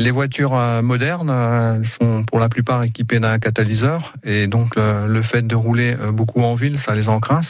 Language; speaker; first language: French; native; French